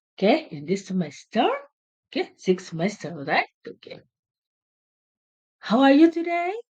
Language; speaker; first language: English; non-native, learner; Indonesian